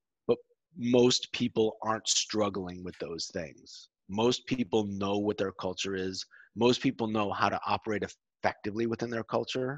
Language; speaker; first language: English; native; English